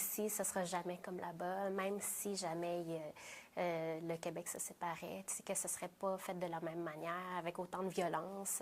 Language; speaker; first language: French; early bilingual, other home language; Vietnamese